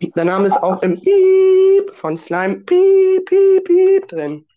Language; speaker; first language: German; non-native, fluent; Russian